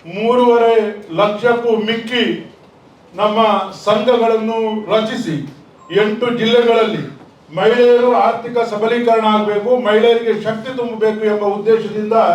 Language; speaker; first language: Kannada; native; Kannada